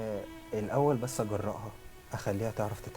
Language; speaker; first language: Arabic; native; Arabic